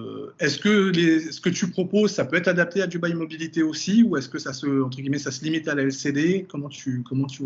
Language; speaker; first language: French; native; French